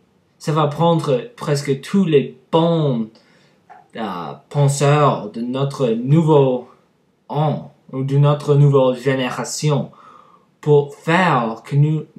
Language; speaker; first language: French; non-native, learner; English